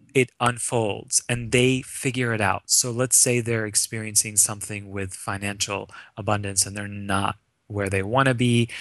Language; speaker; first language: English; early bilingual, other home language; Arabic